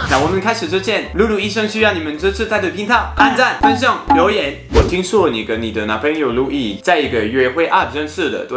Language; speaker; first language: Chinese; non-native, fluent; French